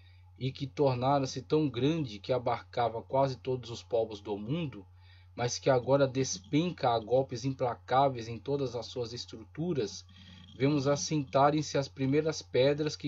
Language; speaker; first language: Portuguese; native; Portuguese